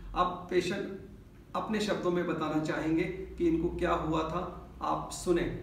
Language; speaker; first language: Hindi; native; Hindi